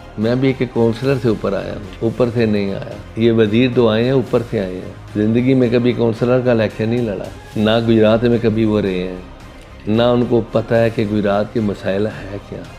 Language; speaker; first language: Urdu; non-native, local second language; Punjabi